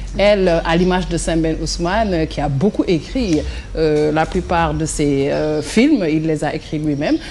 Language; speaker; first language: French; non-native, local second language; Wolof